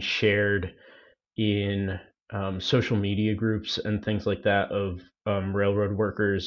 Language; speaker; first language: English; native; English